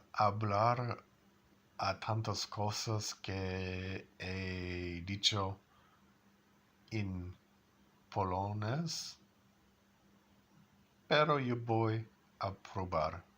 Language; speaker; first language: Spanish; non-native, learner; English